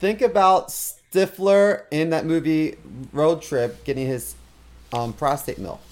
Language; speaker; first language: English; native; English